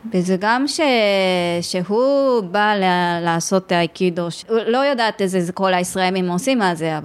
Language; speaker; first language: Hebrew; non-native, learner; Japanese